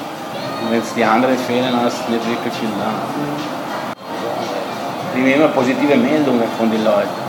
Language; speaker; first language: German; non-native, fluent; Italian